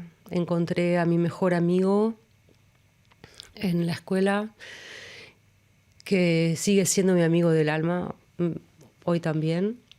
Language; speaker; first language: Spanish; early bilingual, other home language; German